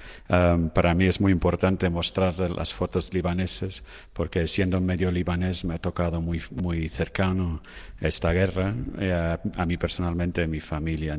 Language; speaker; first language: Spanish; non-native, fluent; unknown